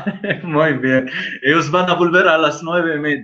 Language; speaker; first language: Spanish; non-native, fluent; Arabic